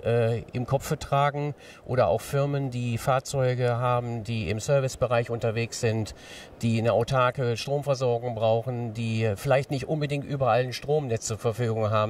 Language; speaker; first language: German; native; German